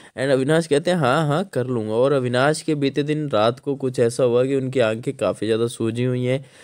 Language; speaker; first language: Hindi; non-native, local second language; Marathi